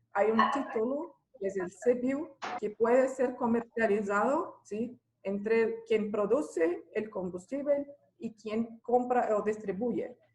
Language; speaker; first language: Spanish; non-native, fluent; Portuguese